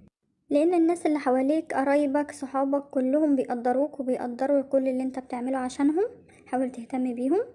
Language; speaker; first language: Arabic; native; Arabic